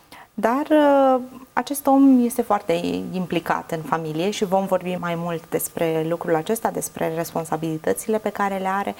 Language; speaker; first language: Romanian; native; Romanian